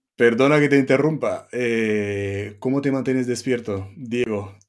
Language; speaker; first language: Spanish; non-native, fluent; Romanian